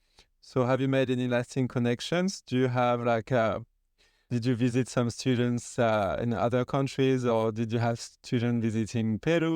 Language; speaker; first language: English; non-native, fluent; French